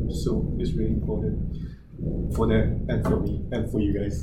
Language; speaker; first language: English; non-native, local second language; Chinese